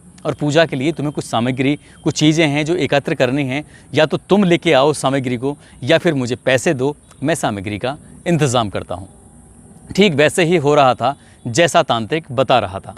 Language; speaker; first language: Hindi; native; Hindi